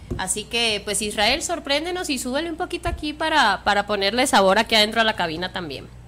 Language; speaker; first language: Spanish; native; Spanish